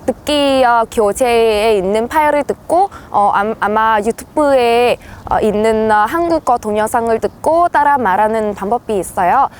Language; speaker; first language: Korean; non-native, fluent; Vietnamese